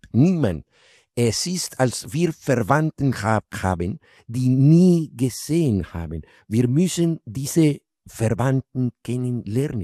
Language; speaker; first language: German; non-native, fluent; Spanish